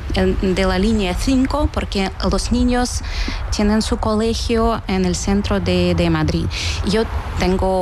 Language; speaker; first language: Spanish; non-native, fluent; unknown